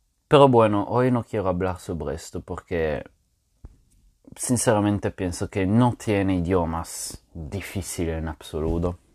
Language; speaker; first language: Spanish; non-native, fluent; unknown